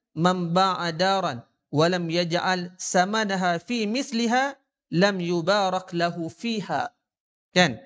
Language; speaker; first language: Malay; native; Malay